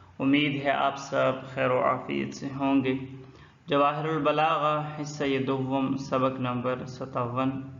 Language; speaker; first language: Urdu; non-native, local second language; Pashto